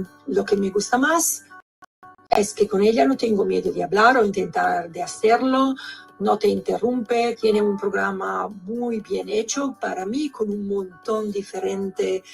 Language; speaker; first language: Spanish; non-native, learner; Italian